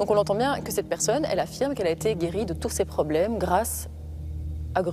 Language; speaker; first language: French; native; French